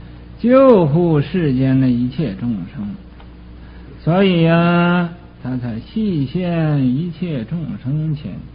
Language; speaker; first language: Chinese; native; Chinese